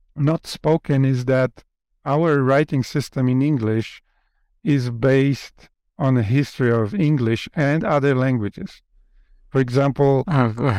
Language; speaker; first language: English; non-native, fluent; Polish